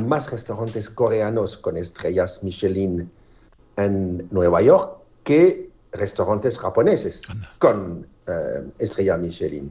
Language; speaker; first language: Spanish; non-native, fluent; French